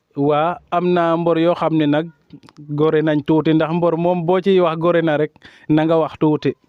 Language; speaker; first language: Wolof; non-native, local second language; Serer